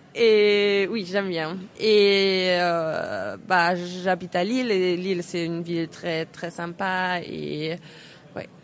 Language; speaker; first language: French; non-native, fluent; German